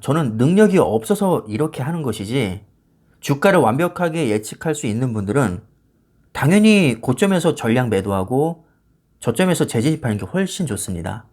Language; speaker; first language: Korean; native; Korean